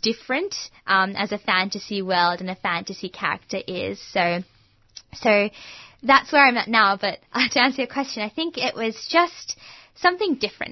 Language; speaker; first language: English; non-native, local second language; Gujarati